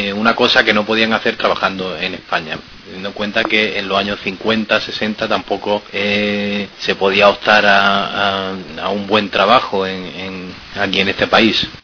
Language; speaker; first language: Spanish; native; Spanish